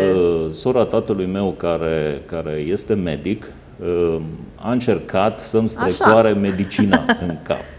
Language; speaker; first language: Romanian; native; Romanian